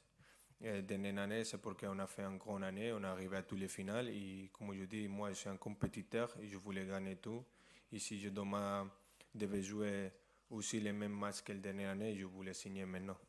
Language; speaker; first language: French; non-native, fluent; Spanish